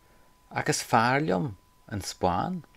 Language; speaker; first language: Irish; non-native, fluent; English